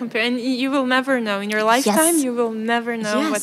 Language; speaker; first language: English; non-native, fluent; Serbian